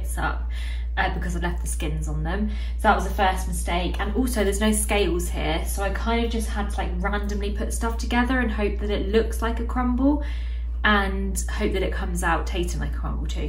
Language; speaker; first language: English; native; English